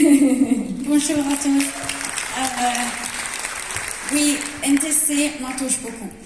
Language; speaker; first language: French; non-native, learner; Norwegian